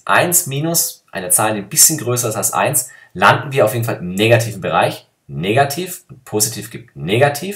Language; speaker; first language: German; native; German